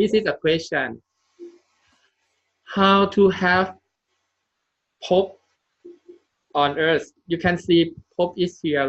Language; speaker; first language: English; non-native, learner; Thai